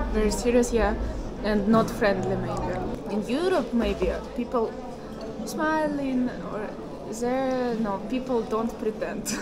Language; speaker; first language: English; non-native, learner; Russian